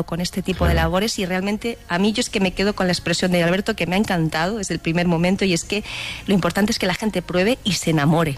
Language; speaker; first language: Spanish; native; Spanish